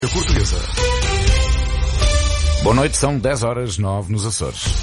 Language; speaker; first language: Portuguese; native; Portuguese